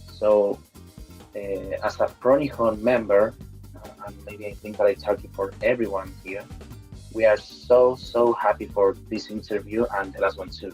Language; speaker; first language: English; non-native, fluent; Spanish